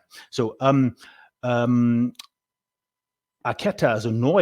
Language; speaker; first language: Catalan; non-native, learner; English